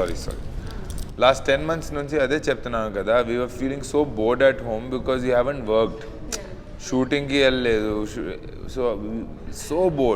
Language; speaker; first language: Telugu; non-native, learner; Hindi